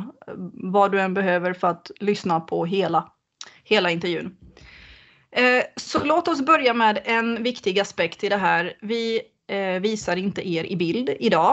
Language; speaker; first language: Swedish; native; Swedish